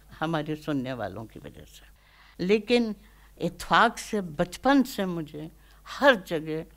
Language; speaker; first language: Hindi; native; Hindi